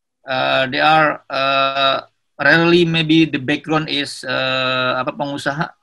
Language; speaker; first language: English; non-native, learner; Indonesian